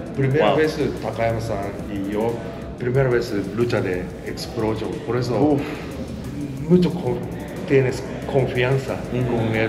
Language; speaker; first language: Spanish; non-native, learner; Japanese